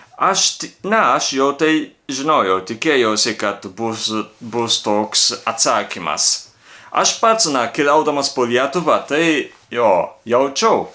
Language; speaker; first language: Lithuanian; non-native, learner; Japanese